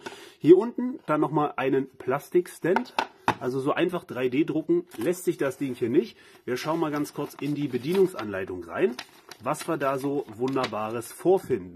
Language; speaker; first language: German; native; German